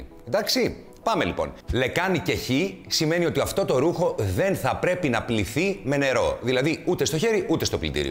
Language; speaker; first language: Greek; native; Greek